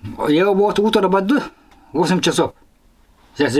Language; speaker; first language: Russian; non-native, local second language; Yakut